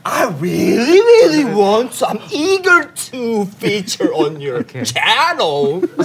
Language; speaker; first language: English; non-native, learner; Korean